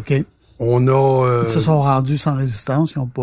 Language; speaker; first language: French; native; French